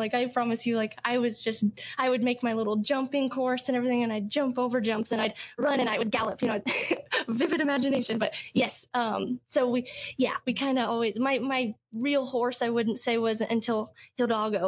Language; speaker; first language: English; native; English